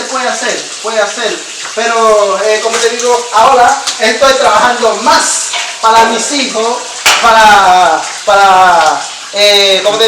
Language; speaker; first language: Spanish; non-native, learner; Haitian Creole